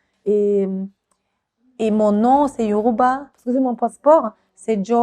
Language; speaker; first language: French; non-native, fluent; German